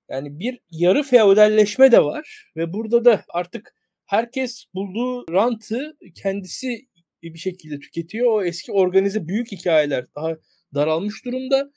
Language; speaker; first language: Turkish; native; Turkish